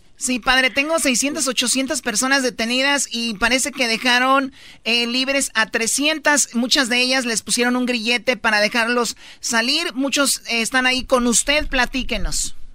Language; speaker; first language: Spanish; native; Spanish